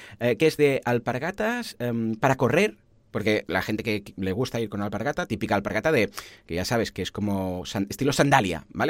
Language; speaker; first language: Spanish; native; Spanish